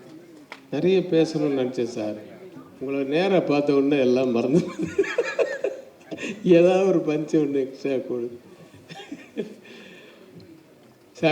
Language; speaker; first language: Tamil; native; Tamil